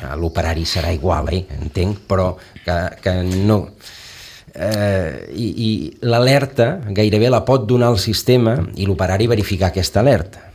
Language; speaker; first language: Catalan; native; Catalan